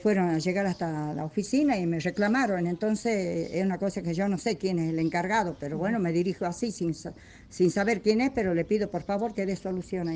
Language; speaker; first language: Spanish; native; Spanish